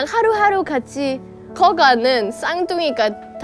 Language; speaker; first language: Korean; early bilingual, heritage; Korean